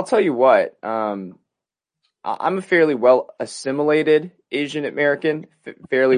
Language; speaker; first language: English; native; English